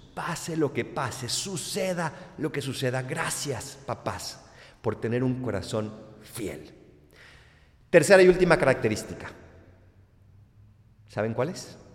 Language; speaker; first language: Spanish; native; Spanish